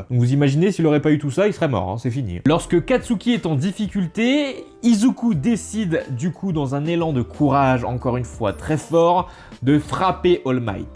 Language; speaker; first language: French; native; French